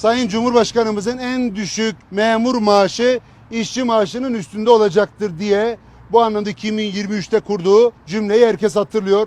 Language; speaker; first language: Turkish; native; Turkish